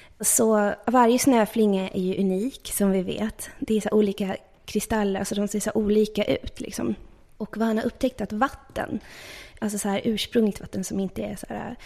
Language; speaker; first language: Swedish; early bilingual, other home language; Persian